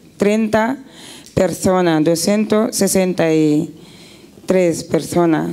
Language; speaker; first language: Spanish; non-native, fluent; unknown